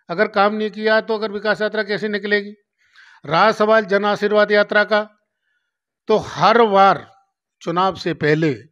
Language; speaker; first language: Hindi; native; Hindi